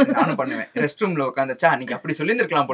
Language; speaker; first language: Tamil; native; Tamil